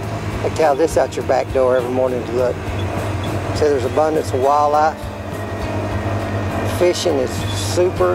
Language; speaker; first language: English; native; English